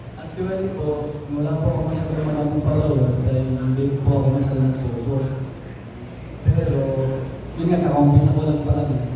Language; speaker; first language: Filipino; early bilingual, heritage; Filipino